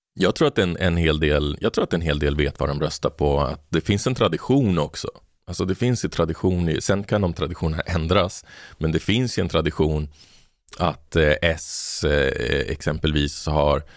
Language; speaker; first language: Swedish; native; Swedish